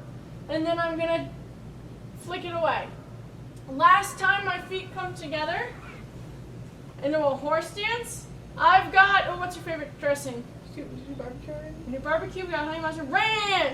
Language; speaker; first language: English; native; English